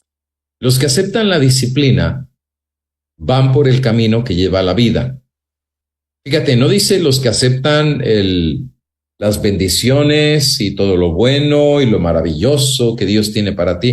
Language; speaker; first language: Spanish; native; Spanish